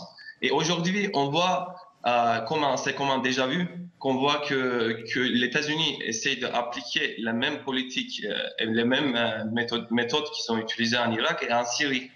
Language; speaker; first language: French; non-native, fluent; Turkish